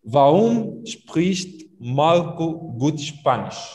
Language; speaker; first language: German; non-native, fluent; Arabic